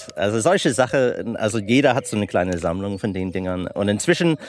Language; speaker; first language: German; non-native, fluent; English